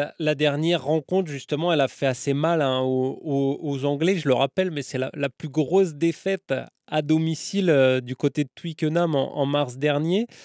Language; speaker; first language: French; native; French